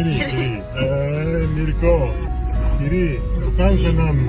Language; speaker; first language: Indonesian; non-native, learner; Italian